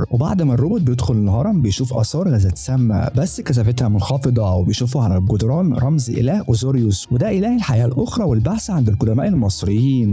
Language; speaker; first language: Arabic; native; Arabic